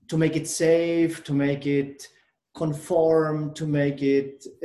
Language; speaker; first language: English; non-native, learner; German